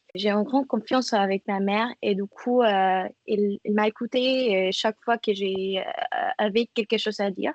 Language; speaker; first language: French; non-native, fluent; Spanish